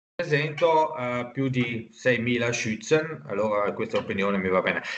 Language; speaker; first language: Italian; non-native, local second language; German